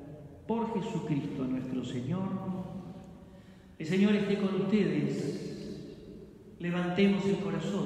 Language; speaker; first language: Spanish; native; Spanish